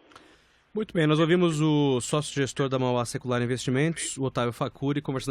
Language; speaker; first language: Portuguese; native; Portuguese